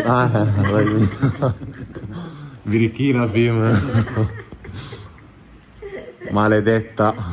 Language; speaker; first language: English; non-native, learner; Italian